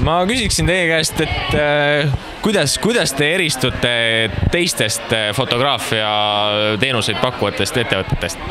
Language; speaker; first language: Estonian; native; Estonian